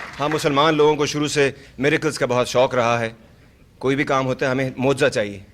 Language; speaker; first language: Urdu; non-native, local second language; Pashto